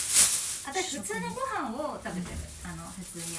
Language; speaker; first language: Japanese; native; Japanese